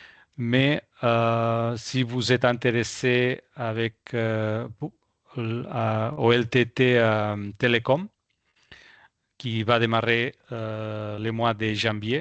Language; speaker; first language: French; non-native, fluent; Spanish